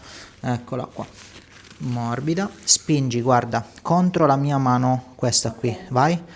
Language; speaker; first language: Italian; native; Italian